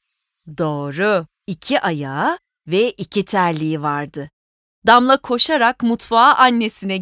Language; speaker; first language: Turkish; native; Turkish